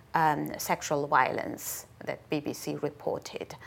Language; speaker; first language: English; non-native, fluent; Chinese